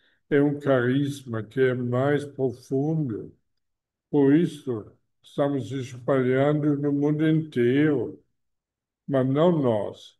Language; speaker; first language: Portuguese; non-native, fluent; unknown